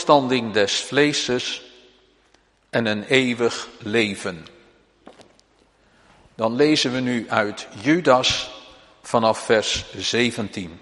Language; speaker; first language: Dutch; native; Dutch